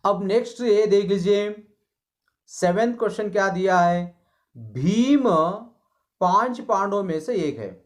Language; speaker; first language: Hindi; non-native, local second language; Kannada